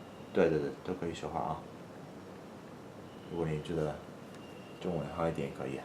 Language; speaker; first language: Chinese; non-native, learner; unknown